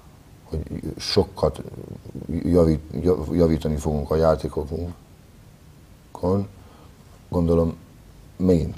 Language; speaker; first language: Hungarian; non-native, fluent; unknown